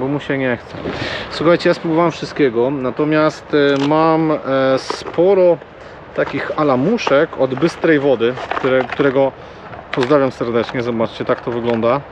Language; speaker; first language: Polish; native; Polish